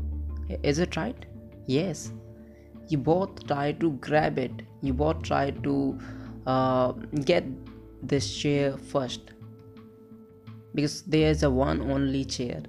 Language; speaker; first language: English; non-native, local second language; Hindi